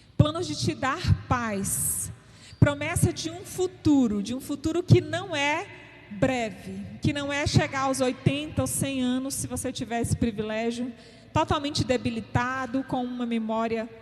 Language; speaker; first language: Portuguese; native; Portuguese